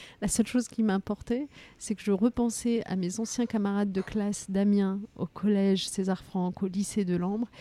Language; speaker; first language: French; early bilingual, other home language; Riffian